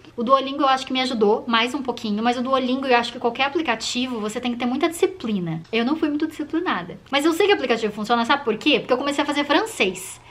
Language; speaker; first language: Portuguese; native; Portuguese